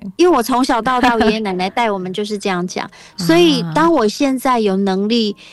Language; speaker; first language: Chinese; non-native, local second language; Hakka Chinese